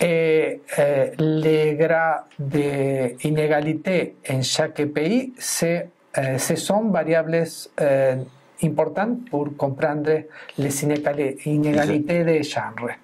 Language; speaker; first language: French; non-native, fluent; Spanish